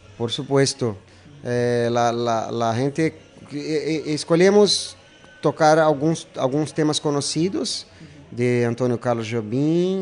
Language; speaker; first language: Spanish; non-native, fluent; Portuguese